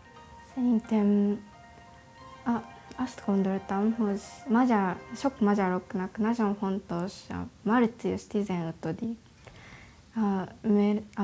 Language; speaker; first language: Hungarian; non-native, learner; Japanese